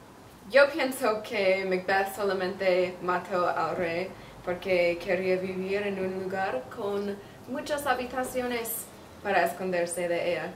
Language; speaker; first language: Spanish; non-native, learner; English